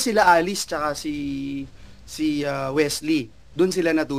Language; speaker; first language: Filipino; native; Filipino